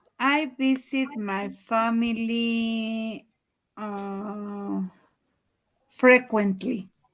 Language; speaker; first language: English; non-native, learner; Spanish